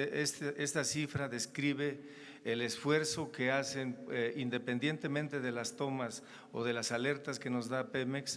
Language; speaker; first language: Spanish; native; Spanish